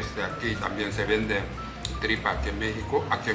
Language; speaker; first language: Spanish; non-native, learner; Korean